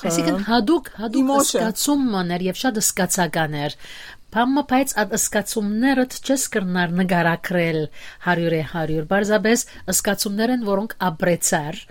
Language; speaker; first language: Armenian; early bilingual, heritage; Armenian